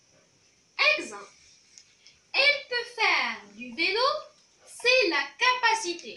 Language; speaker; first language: French; non-native, local second language; Arabic